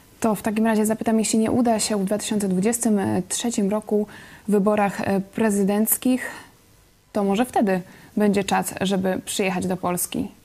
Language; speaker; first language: Polish; native; Polish